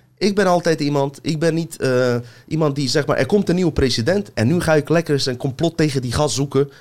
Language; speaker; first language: Dutch; early bilingual, other home language; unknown